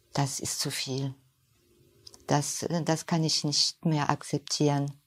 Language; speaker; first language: German; non-native, fluent; French